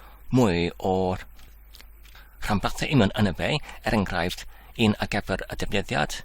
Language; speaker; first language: Welsh; non-native, learner; Polish